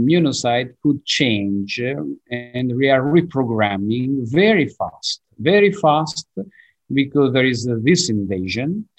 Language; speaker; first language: English; non-native, fluent; Italian